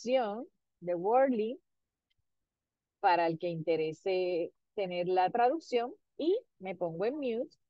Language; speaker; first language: Spanish; native; Spanish